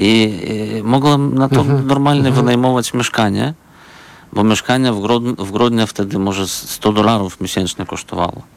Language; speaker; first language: Polish; non-native, fluent; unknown